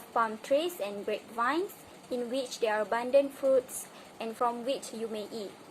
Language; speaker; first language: English; non-native, local second language; Malay